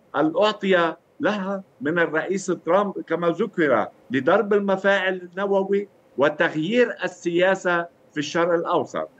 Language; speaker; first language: Arabic; native; Arabic